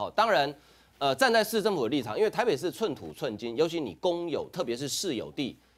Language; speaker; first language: Chinese; non-native, local second language; Hakka Chinese